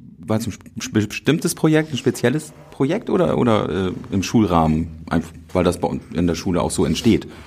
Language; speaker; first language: German; native; German